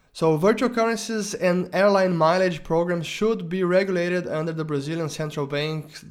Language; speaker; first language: English; non-native, fluent; Portuguese